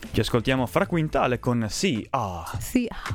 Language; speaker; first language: Italian; native; Italian